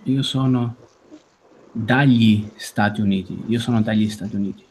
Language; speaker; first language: Italian; native; Italian